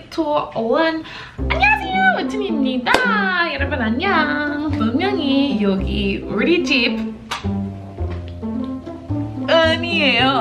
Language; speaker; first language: Korean; non-native, fluent; English